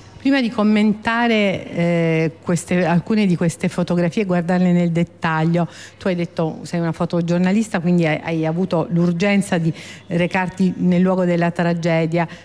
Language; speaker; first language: Italian; native; Italian